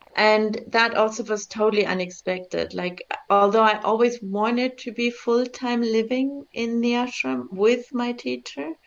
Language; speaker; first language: English; early bilingual, other home language; German